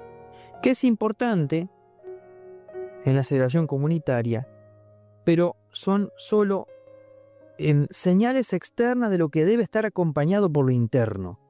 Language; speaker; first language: Spanish; native; Spanish